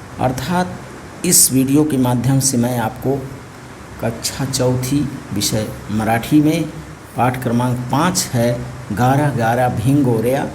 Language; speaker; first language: Hindi; native; Hindi